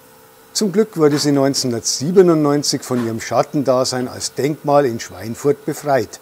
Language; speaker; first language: German; native; German